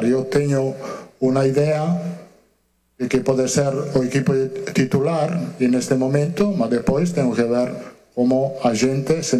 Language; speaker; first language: Portuguese; non-native, learner; Italian